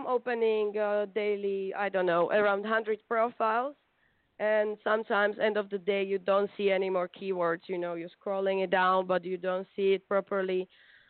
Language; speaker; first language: English; non-native, fluent; Slovak